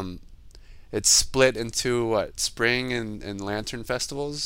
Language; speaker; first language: English; native; English